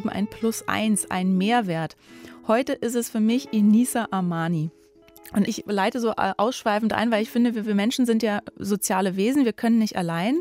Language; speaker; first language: German; native; German